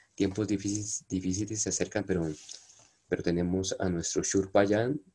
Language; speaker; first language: Spanish; non-native, local second language; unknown